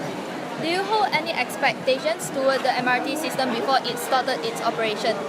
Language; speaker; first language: English; non-native, local second language; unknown